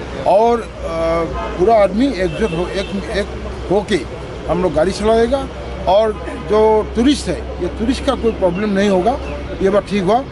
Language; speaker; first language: Hindi; non-native, local second language; Assamese